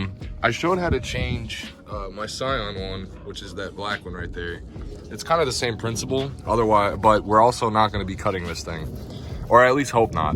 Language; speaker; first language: English; native; English